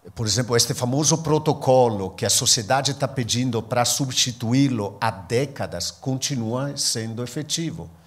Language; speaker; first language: Portuguese; non-native, fluent; Italian